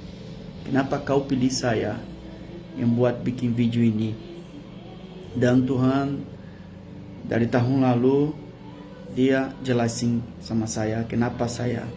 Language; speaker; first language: Indonesian; non-native, fluent; Portuguese